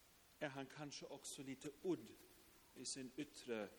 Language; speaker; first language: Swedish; non-native, fluent; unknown